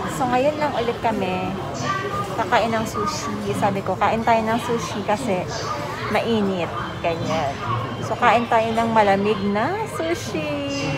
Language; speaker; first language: Filipino; native; Filipino